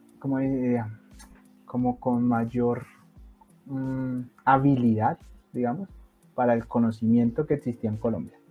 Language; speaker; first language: Spanish; native; Spanish